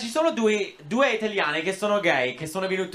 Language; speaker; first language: Italian; non-native, learner; English